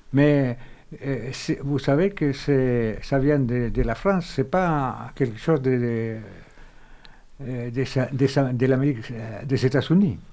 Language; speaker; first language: French; non-native, fluent; Spanish